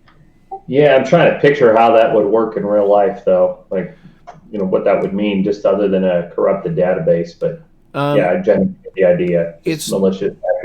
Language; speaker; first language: English; native; English